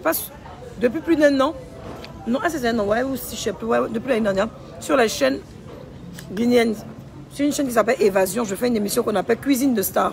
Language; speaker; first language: French; native; French